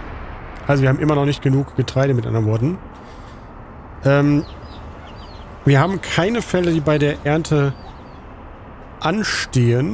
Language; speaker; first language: German; native; German